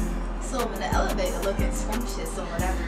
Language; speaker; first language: English; native; English